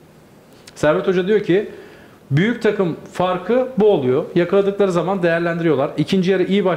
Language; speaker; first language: Turkish; native; Turkish